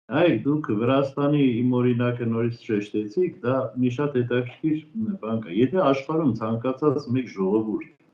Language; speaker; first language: Armenian; native; Armenian